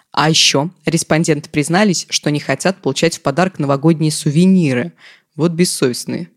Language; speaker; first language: Russian; native; Russian